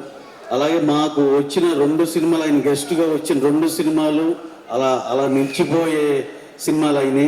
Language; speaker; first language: Telugu; native; Telugu